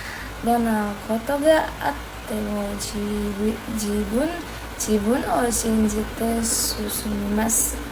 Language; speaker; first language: Japanese; non-native, learner; Indonesian